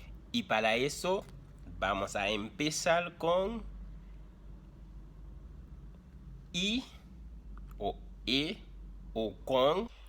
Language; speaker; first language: Spanish; non-native, fluent; Haitian Creole